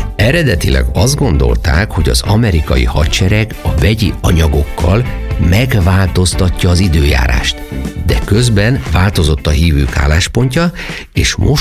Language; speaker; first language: Hungarian; native; Hungarian